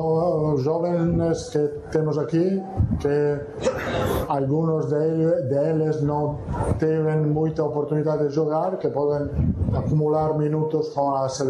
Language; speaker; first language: Portuguese; non-native, fluent; Italian